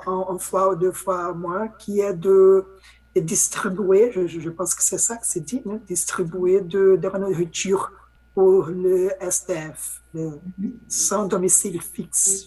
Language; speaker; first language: French; non-native, learner; Portuguese